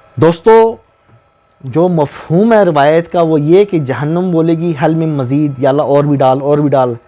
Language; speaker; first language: Urdu; non-native, local second language; Northern Hindko